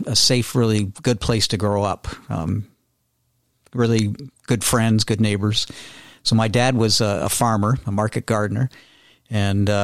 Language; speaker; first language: English; native; English